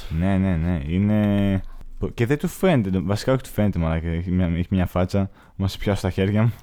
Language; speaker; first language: Greek; native; Greek